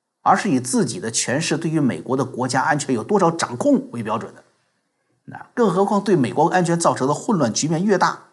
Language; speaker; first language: Chinese; native; Chinese